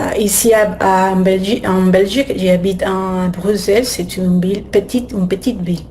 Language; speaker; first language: French; non-native, learner; Spanish